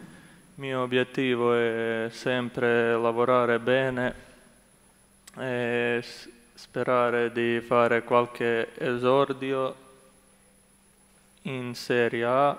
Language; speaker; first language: Italian; non-native, learner; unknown